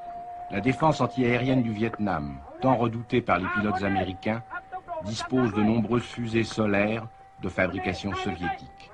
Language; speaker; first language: French; native; French